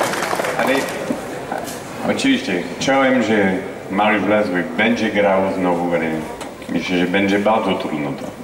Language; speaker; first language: Polish; non-native, fluent; French